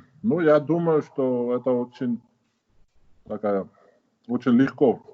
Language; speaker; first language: Russian; non-native, fluent; Georgian